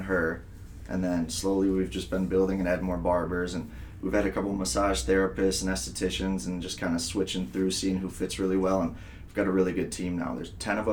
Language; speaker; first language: English; native; English